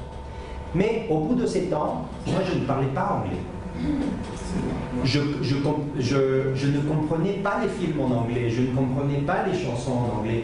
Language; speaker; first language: French; native; French